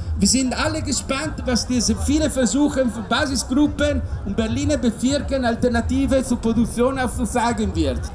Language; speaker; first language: German; non-native, learner; Italian